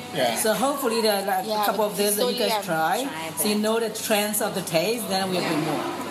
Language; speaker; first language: English; non-native, learner; Burmese